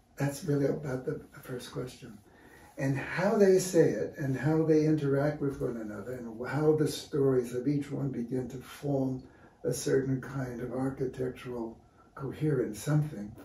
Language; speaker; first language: English; native; English